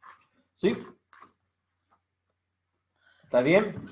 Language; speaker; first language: Spanish; non-native, learner; English